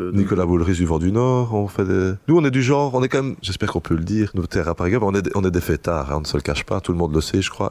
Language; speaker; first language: French; native; French